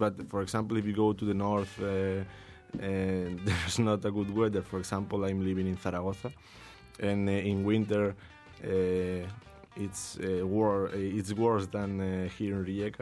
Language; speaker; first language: English; non-native, learner; Spanish